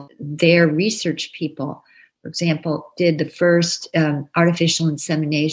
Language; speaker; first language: English; native; English